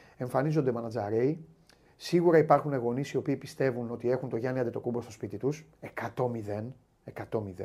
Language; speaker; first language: Greek; native; Greek